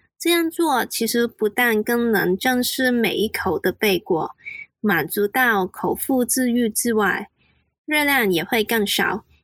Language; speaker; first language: Chinese; non-native, local second language; Cantonese